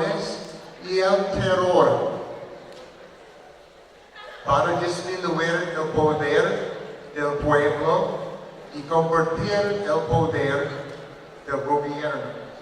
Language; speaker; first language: Spanish; non-native, learner; English